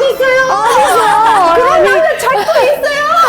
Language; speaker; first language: Korean; non-native, learner; English